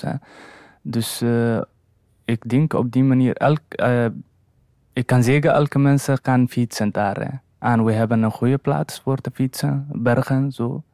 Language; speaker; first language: Dutch; non-native, learner; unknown